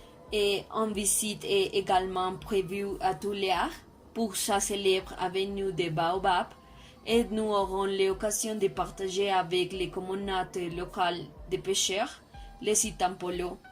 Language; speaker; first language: French; non-native, learner; Spanish